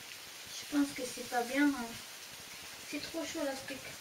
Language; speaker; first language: French; non-native, fluent; Filipino